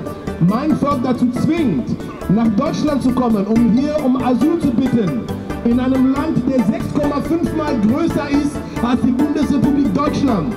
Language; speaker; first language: German; non-native, fluent; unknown